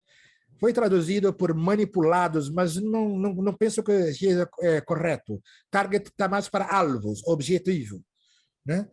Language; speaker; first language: Portuguese; native; Portuguese